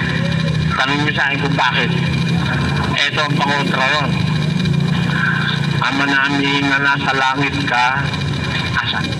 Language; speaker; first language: Filipino; native; Filipino